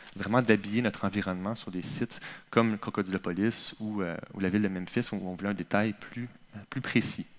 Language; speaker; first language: French; native; French